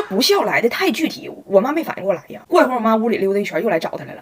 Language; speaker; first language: Chinese; native; Chinese